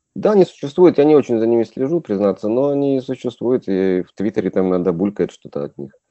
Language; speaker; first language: Russian; native; Russian